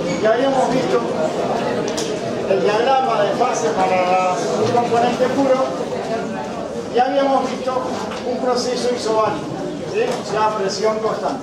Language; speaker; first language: Spanish; native; Spanish